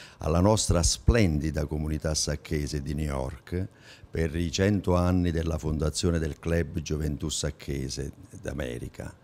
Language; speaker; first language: Italian; native; Italian